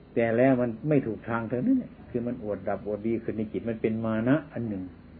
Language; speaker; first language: Thai; non-native, local second language; Lao